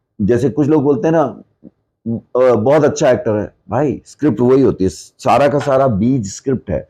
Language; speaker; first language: Hindi; non-native, local second language; Punjabi